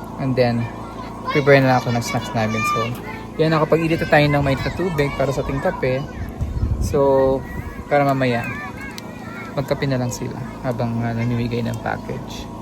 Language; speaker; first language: Filipino; native; Filipino